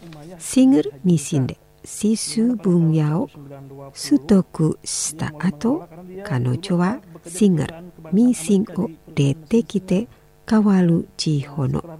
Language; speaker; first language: Japanese; non-native, fluent; Indonesian